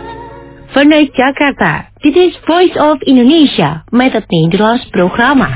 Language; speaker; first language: Dutch; non-native, learner; Indonesian